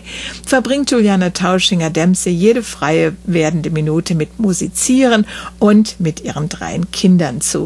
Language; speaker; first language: German; native; German